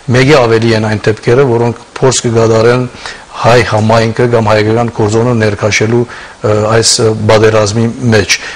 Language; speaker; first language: Armenian; early bilingual, heritage; Armenian